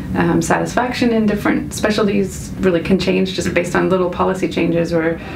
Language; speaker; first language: English; native; English